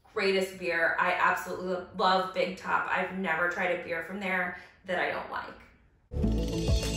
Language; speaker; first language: English; native; English